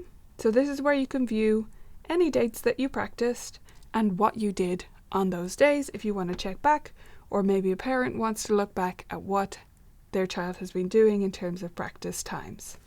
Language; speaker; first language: English; native; English